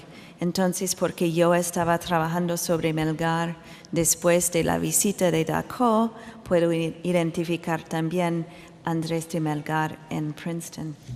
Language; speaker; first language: Spanish; non-native, fluent; English